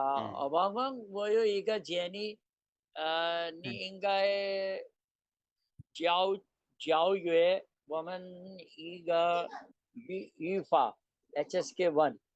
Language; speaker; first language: Chinese; non-native, learner; Urdu